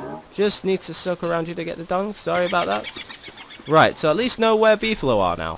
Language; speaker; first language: English; native; English